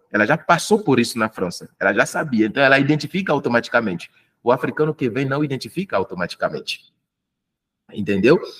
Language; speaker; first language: Portuguese; non-native, fluent; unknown